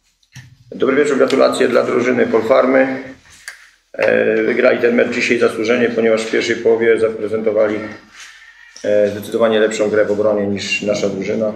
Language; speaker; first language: Polish; native; Polish